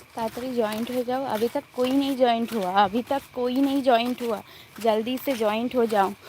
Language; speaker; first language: Hindi; non-native, local second language; Bangla